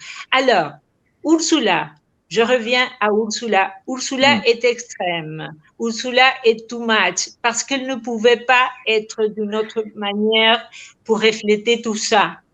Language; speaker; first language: French; non-native, fluent; Spanish